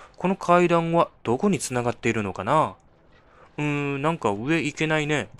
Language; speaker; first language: Japanese; non-native, fluent; Chinese